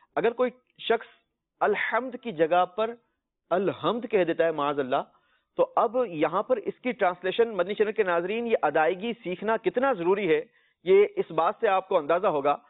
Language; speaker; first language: Urdu; native; Urdu